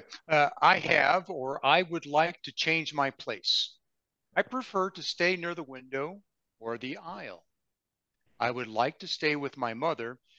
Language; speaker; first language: English; native; English